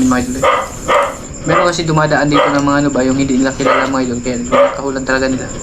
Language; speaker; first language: Filipino; non-native, local second language; Cebuano